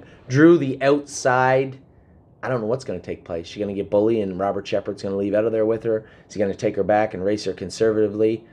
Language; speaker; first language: English; native; English